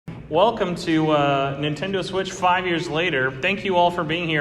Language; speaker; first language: English; native; English